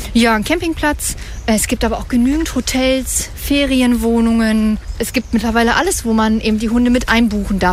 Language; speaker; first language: German; native; German